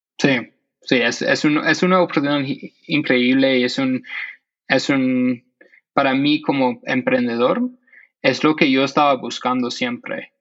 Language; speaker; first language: Spanish; non-native, fluent; English